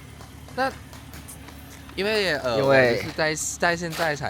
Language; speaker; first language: Chinese; non-native, fluent; Thai